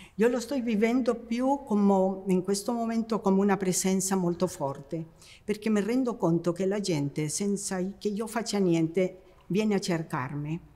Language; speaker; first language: Italian; non-native, fluent; Spanish